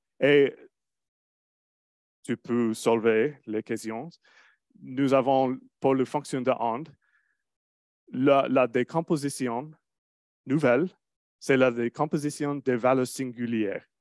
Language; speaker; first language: French; non-native, learner; English